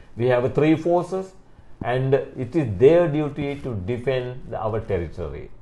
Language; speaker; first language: English; non-native, local second language; Sinhala